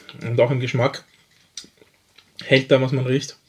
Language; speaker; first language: German; native; German